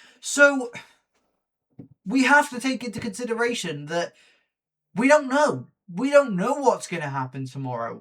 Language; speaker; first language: English; native; English